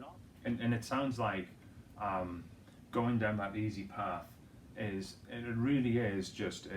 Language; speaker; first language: English; native; English